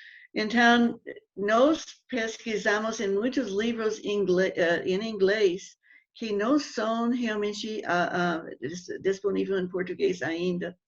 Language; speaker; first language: Portuguese; non-native, fluent; English